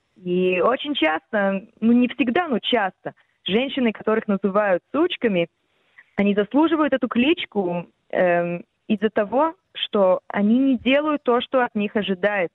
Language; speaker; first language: Russian; early bilingual, heritage; Russian